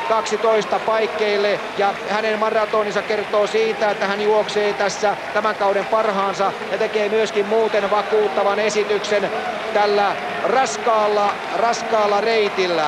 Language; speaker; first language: Finnish; native; Finnish